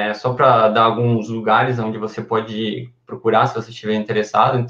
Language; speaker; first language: Portuguese; non-native, fluent; Spanish